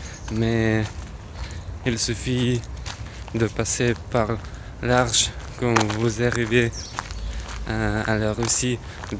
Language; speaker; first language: French; non-native, learner; Russian